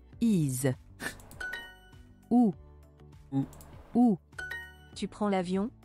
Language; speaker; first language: French; non-native, learner; English